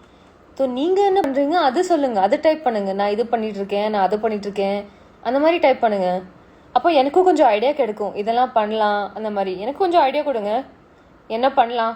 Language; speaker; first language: Tamil; non-native, fluent; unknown